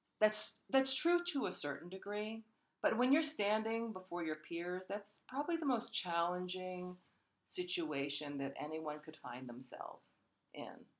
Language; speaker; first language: English; early bilingual, other home language; Korean